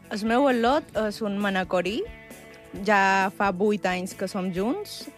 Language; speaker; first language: Catalan; early bilingual, other home language; Spanish